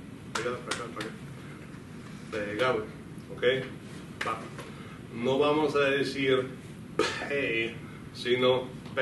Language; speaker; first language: Spanish; non-native, fluent; English